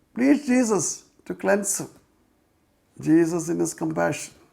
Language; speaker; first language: English; non-native, local second language; Malayalam